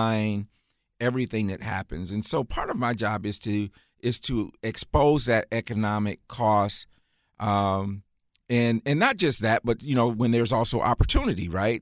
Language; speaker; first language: English; native; English